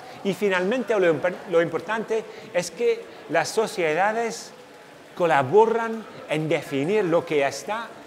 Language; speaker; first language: Spanish; non-native, fluent; English